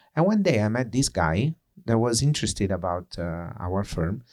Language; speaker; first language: English; non-native, fluent; Italian